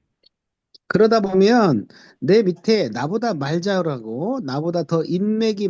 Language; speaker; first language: Korean; native; Korean